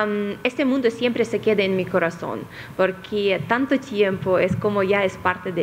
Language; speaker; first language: Spanish; non-native, fluent; Russian